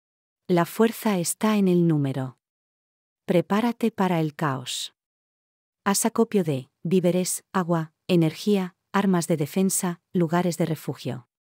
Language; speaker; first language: Spanish; native; Spanish